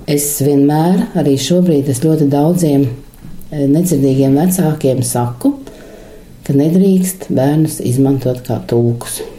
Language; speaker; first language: Latvian; non-native, local second language; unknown